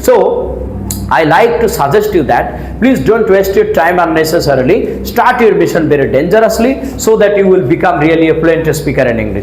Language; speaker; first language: English; non-native, local second language; Bangla